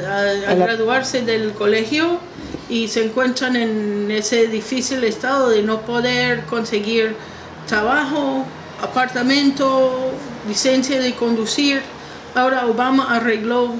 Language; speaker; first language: Spanish; non-native, fluent; English